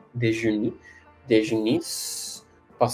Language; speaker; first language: French; non-native, learner; English